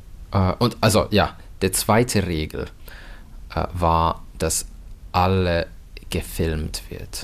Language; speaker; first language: German; non-native, fluent; Finnish